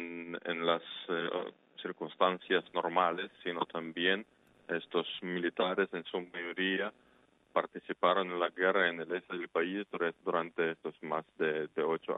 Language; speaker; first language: Spanish; non-native, fluent; Ukrainian